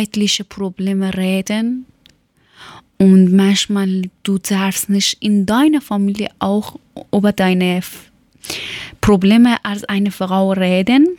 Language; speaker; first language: German; non-native, learner; Persian